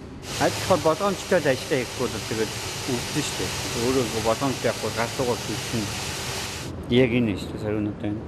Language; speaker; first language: Korean; non-native, learner; Mongolian